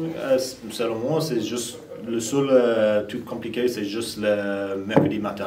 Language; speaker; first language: French; non-native, fluent; English